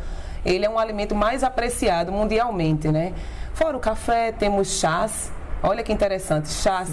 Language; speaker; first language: Portuguese; native; Portuguese